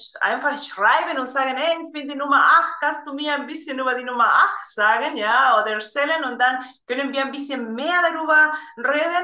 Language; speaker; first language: German; non-native, fluent; Spanish